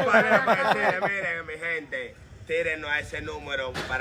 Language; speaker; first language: Spanish; native; Spanish